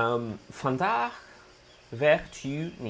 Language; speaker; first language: Dutch; non-native, fluent; Italian